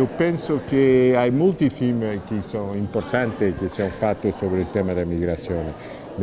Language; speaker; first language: Italian; non-native, learner; Portuguese